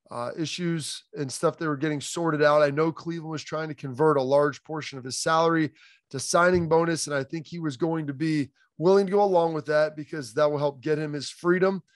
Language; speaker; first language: English; native; English